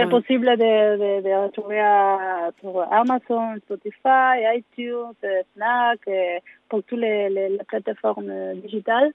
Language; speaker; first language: French; non-native, learner; Spanish